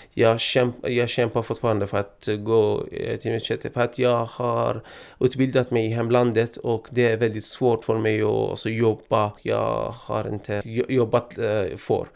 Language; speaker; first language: Swedish; non-native, fluent; Persian